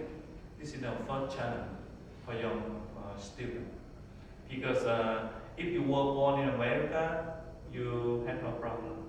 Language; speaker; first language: English; non-native, learner; Vietnamese